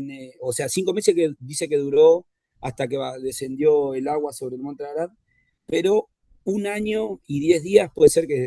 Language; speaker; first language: Spanish; native; Spanish